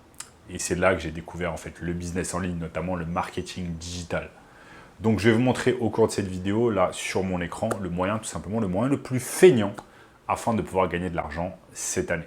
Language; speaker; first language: French; native; French